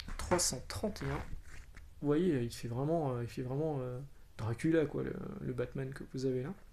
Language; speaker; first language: French; native; French